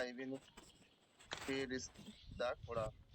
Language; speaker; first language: English; non-native, learner; Bangla